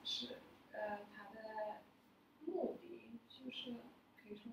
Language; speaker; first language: Chinese; non-native, learner; English